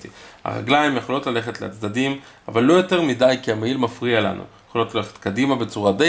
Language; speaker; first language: Hebrew; native; Hebrew